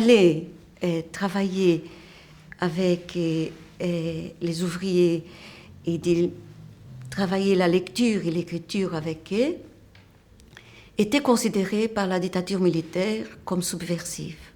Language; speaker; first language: French; non-native, fluent; Portuguese